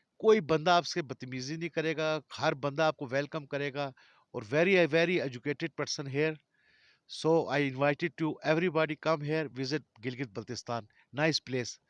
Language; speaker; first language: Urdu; non-native, local second language; Balti